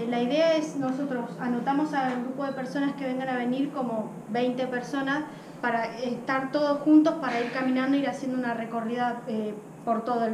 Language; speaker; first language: Spanish; native; Spanish